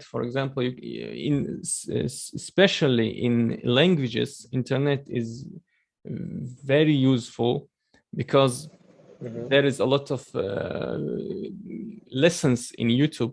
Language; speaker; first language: English; non-native, learner; Chechen